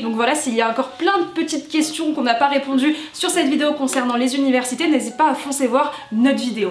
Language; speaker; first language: French; native; French